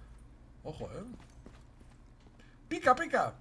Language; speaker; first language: Spanish; native; Spanish